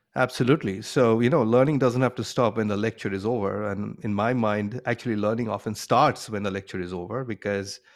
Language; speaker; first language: English; non-native, local second language; Bangla